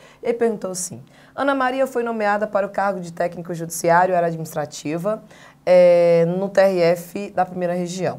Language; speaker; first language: Portuguese; native; Portuguese